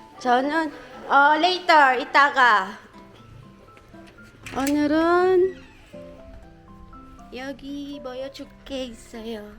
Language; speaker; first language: Korean; non-native, fluent; Filipino